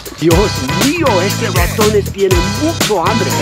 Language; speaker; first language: Spanish; non-native, learner; English